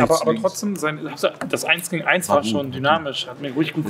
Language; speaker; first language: German; native; German